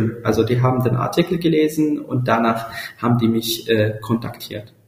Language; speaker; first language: German; non-native, fluent; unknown